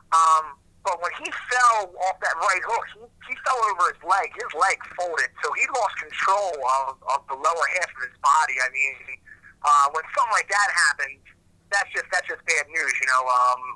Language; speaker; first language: English; native; English